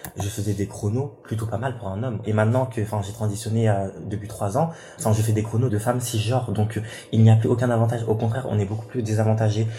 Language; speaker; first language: French; native; French